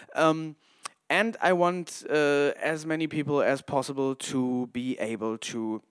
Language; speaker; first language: English; non-native, fluent; German